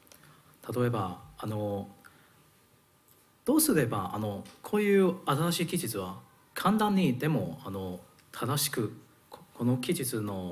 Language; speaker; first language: Japanese; non-native, learner; Cantonese